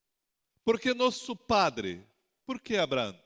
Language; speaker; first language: Spanish; non-native, learner; Portuguese